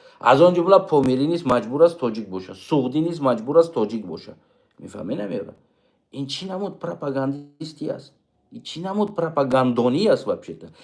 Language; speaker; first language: Tajik; native; Tajik